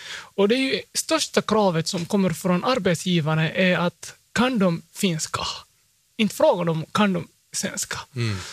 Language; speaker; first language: Swedish; early bilingual, other home language; Somali